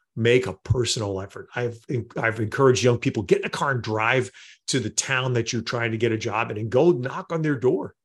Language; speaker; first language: English; native; English